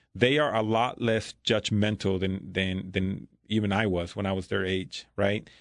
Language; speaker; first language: English; early bilingual, other home language; Spanish